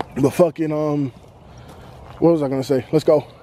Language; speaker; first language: English; native; English